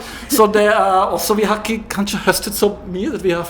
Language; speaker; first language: Norwegian; non-native, fluent; English